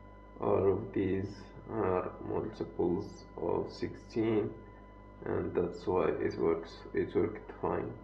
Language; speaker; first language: English; non-native, fluent; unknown